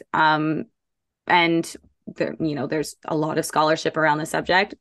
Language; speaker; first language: English; native; English